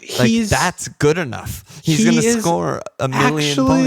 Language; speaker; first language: English; native; English